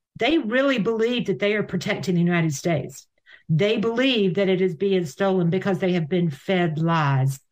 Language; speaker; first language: English; native; English